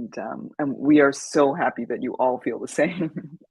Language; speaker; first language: English; native; English